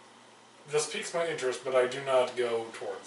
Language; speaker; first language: English; native; English